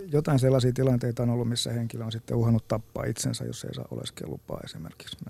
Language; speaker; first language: Finnish; native; Finnish